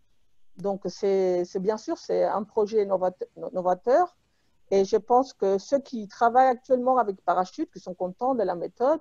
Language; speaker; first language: French; non-native, fluent; Spanish